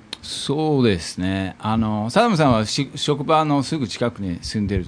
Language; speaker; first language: Japanese; non-native, fluent; English